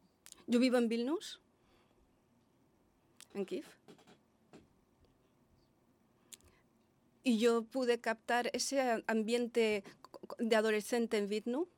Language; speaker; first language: Spanish; non-native, fluent; Lithuanian